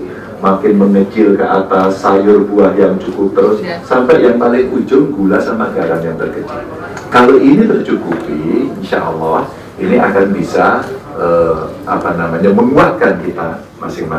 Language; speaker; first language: Indonesian; native; Indonesian